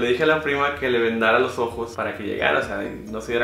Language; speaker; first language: Spanish; native; Spanish